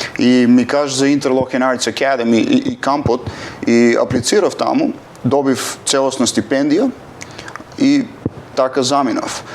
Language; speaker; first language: Macedonian; native; Macedonian